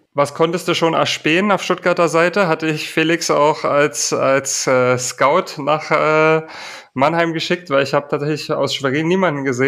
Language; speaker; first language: German; native; German